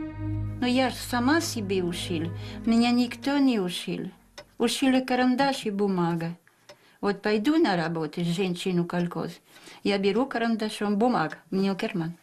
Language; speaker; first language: Russian; non-native, learner; French